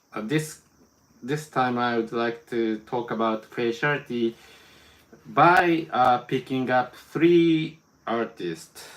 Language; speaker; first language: English; non-native, learner; Japanese